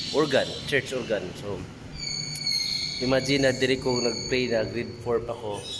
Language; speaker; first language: Cebuano; native; Cebuano